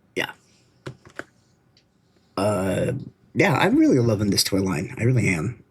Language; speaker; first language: English; native; English